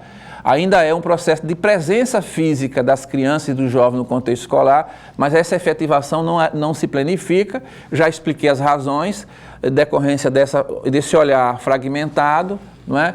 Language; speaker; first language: Portuguese; native; Portuguese